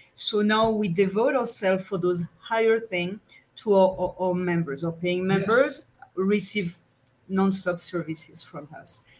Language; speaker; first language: English; non-native, fluent; French